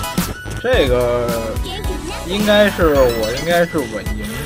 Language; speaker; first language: Chinese; native; Chinese